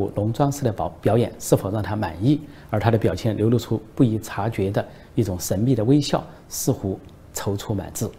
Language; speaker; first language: Chinese; native; Chinese